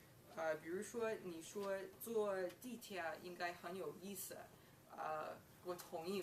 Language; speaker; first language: Chinese; non-native, learner; English